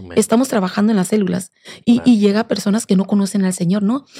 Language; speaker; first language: Spanish; native; Spanish